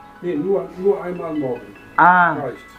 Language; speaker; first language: German; non-native, fluent; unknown